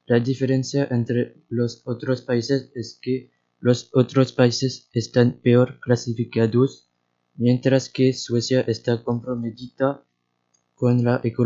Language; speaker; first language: Spanish; non-native, learner; French